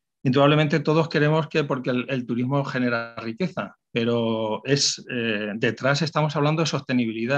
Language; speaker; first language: Spanish; native; Spanish